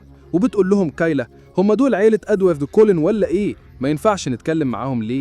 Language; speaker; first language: Arabic; native; Arabic